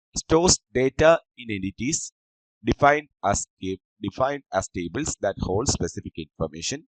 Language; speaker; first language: English; non-native, local second language; Malayalam